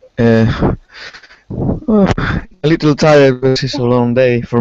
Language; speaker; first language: English; non-native, learner; Spanish